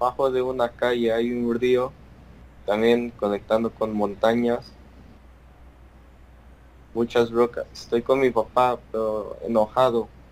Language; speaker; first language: Spanish; early bilingual, heritage; Spanish